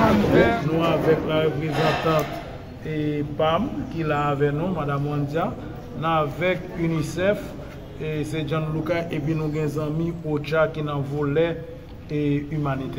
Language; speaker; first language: French; non-native, local second language; Haitian Creole